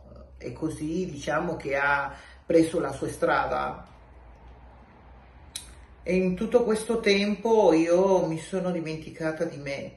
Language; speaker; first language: Italian; non-native, local second language; Spanish